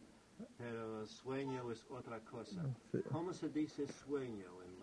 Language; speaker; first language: Spanish; non-native, fluent; English